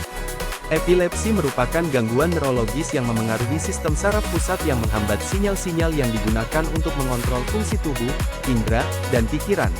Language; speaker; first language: Indonesian; native; Indonesian